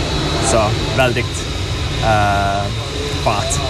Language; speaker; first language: Swedish; non-native, local second language; Finnish